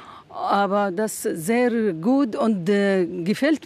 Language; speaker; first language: German; non-native, learner; Arabic